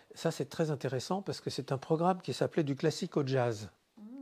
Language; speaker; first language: French; native; French